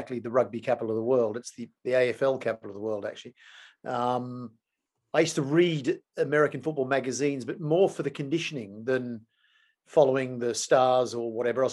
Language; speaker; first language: English; native; English